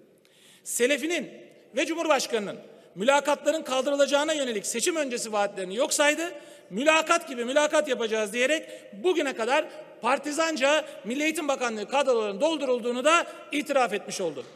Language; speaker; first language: Turkish; native; Turkish